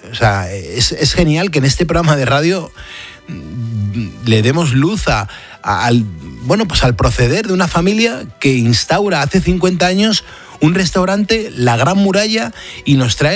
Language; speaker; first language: Spanish; native; Spanish